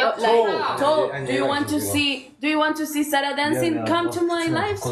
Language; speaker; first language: English; non-native, fluent; Spanish